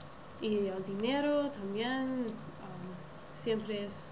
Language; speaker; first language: Spanish; non-native, learner; English